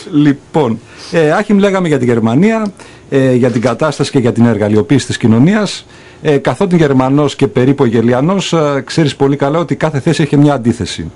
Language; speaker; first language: Greek; native; Greek